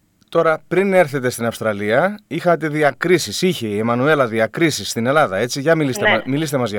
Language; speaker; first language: Greek; native; Greek